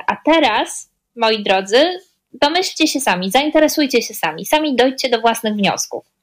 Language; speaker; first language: Polish; native; Polish